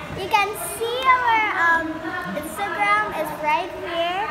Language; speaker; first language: English; early bilingual, other home language; Indonesian